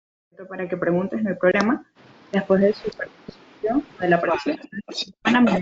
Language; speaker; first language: Spanish; native; Spanish